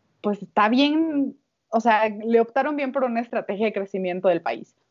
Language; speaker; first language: Spanish; native; Spanish